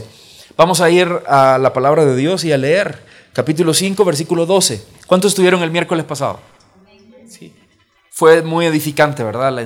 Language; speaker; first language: Spanish; native; Spanish